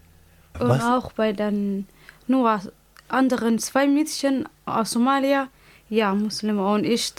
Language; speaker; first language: German; non-native, learner; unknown